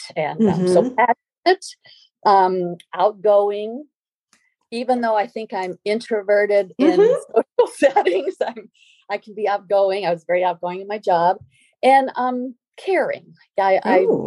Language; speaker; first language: English; native; English